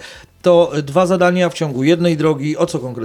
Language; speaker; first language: Polish; native; Polish